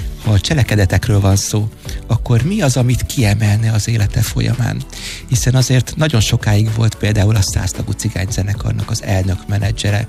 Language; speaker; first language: Hungarian; native; Hungarian